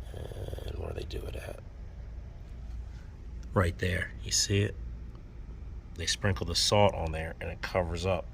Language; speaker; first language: English; native; English